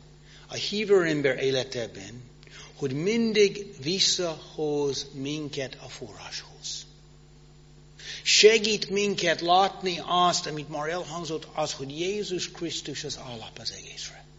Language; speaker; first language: Hungarian; non-native, fluent; English